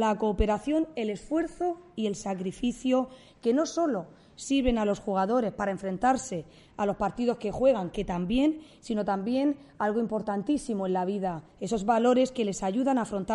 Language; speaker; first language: Spanish; native; Spanish